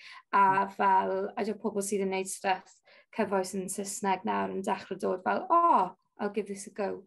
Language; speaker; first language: Welsh; non-native, local second language; English